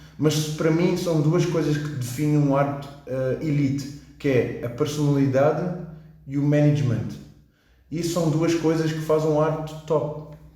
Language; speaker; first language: Portuguese; early bilingual, heritage; English